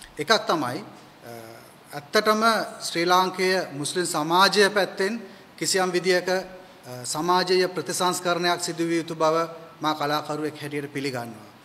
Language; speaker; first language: Sinhala; non-native, local second language; Tamil